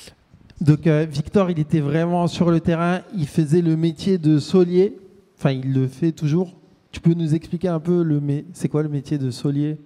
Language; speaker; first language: French; native; French